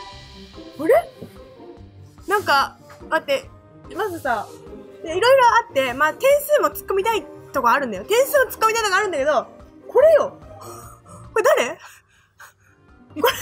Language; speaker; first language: Japanese; native; Japanese